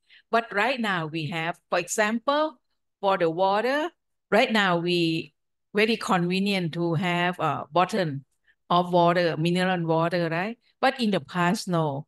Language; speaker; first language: English; non-native, fluent; Thai